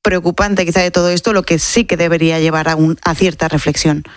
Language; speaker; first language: Spanish; native; Spanish